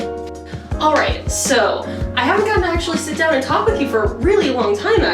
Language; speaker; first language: English; native; English